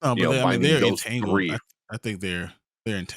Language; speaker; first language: English; native; English